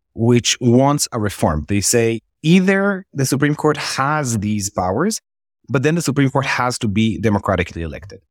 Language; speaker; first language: English; non-native, fluent; Hebrew